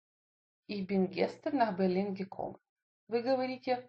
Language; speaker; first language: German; non-native, fluent; Russian